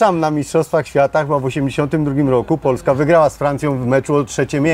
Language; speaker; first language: Polish; native; Polish